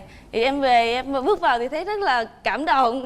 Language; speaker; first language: Vietnamese; native; Vietnamese